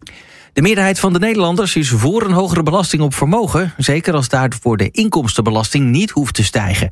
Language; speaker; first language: Dutch; native; Dutch